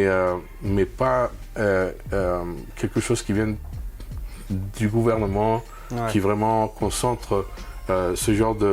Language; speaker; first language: French; non-native, fluent; Spanish